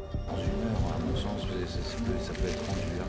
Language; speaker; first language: French; native; French